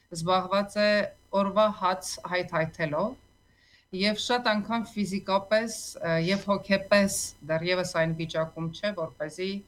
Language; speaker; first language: Armenian; native; Armenian